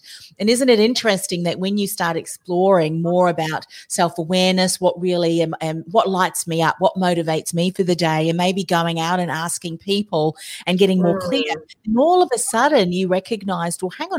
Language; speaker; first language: English; native; English